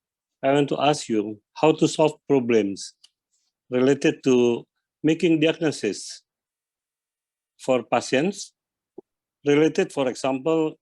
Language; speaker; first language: English; non-native, learner; Indonesian